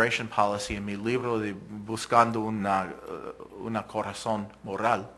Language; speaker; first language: Spanish; non-native, fluent; English